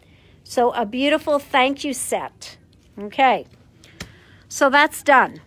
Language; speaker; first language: English; native; English